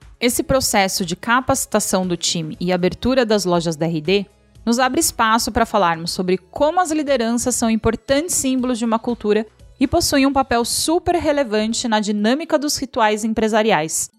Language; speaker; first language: Portuguese; native; Portuguese